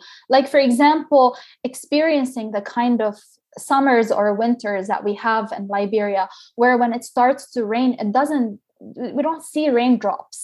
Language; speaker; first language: English; non-native, local second language; Arabic